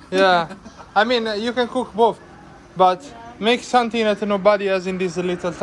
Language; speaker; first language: English; non-native, fluent; Italian